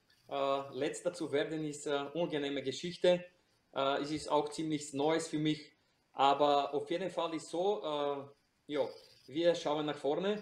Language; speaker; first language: German; non-native, fluent; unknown